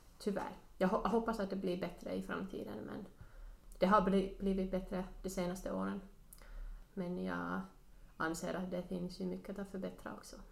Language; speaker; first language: Swedish; non-native, local second language; Finnish